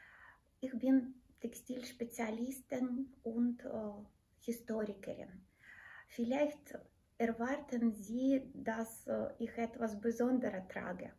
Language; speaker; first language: German; non-native, fluent; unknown